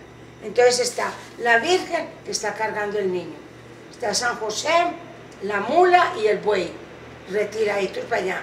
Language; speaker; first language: Spanish; native; Spanish